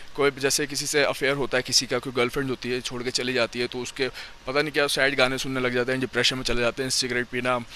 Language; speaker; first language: Hindi; native; Hindi